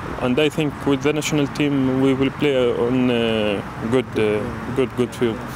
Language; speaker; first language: English; non-native, learner; Arabic